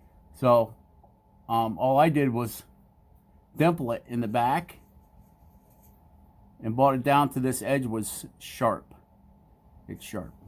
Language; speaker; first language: English; native; English